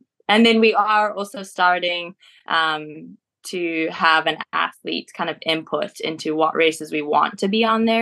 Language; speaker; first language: English; native; English